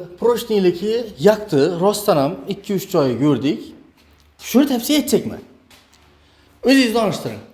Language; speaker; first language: Uzbek; native; Uzbek